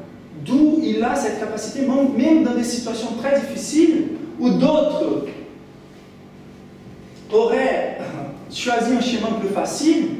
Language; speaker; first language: French; non-native, fluent; Portuguese